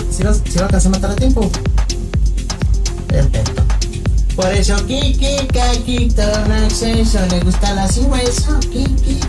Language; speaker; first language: Spanish; native; Spanish